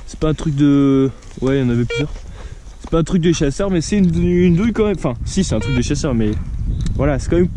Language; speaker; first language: French; native; French